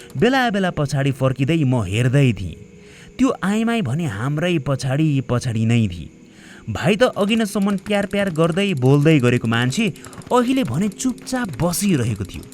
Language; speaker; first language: Nepali; native; Nepali